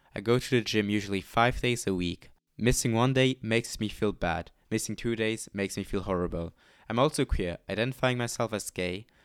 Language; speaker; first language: English; non-native, fluent; Luxembourgish